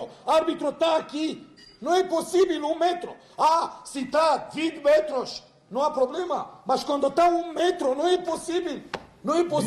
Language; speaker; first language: Portuguese; non-native, learner; Spanish